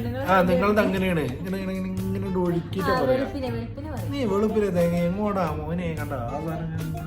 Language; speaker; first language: Malayalam; native; Malayalam